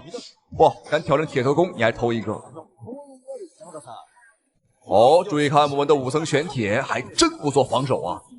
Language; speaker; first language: Chinese; native; Chinese